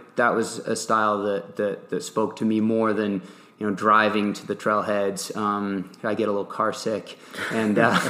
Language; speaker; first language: English; early bilingual, other home language; French